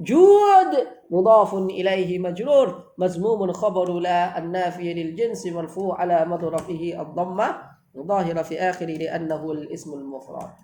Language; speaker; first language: Arabic; non-native, fluent; Indonesian